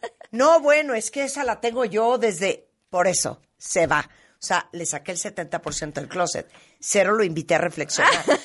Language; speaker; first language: Spanish; native; Spanish